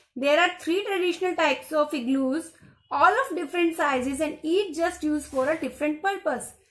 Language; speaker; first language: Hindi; non-native, local second language; Gujarati